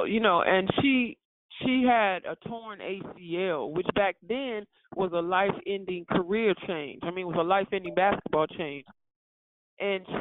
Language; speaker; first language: English; native; English